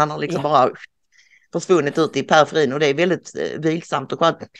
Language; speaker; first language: Swedish; native; Swedish